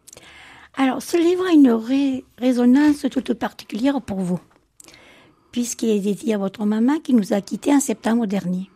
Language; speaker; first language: French; native; French